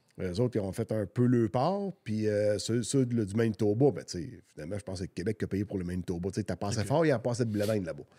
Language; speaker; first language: French; native; French